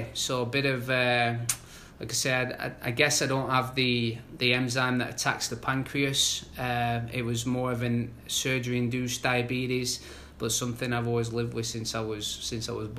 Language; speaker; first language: English; native; English